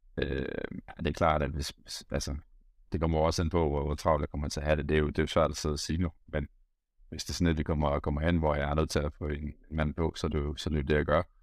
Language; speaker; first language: Danish; native; Danish